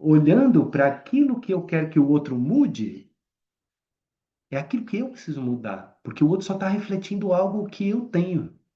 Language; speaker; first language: Portuguese; native; Portuguese